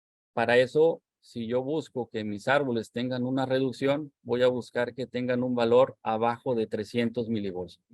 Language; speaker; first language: Spanish; native; Spanish